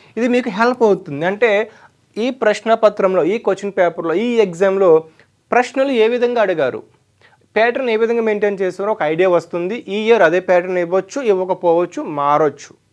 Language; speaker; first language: Telugu; native; Telugu